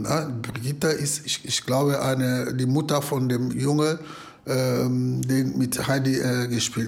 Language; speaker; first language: German; non-native, fluent; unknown